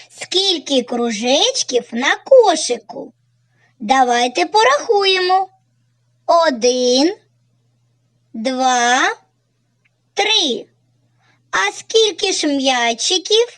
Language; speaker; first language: Ukrainian; native; Ukrainian